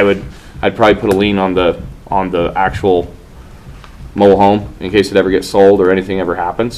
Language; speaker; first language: English; native; English